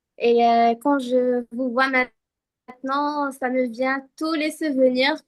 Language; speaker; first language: French; non-native, fluent; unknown